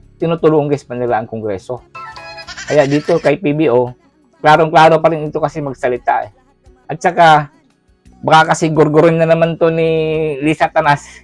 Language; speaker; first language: Filipino; non-native, local second language; Cebuano